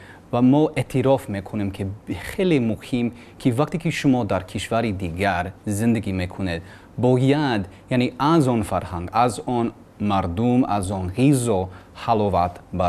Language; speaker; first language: Persian; non-native, learner; English